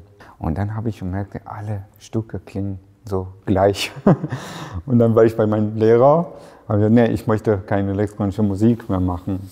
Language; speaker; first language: German; non-native, fluent; Persian